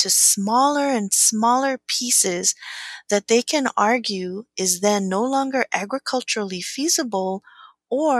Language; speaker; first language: English; native; English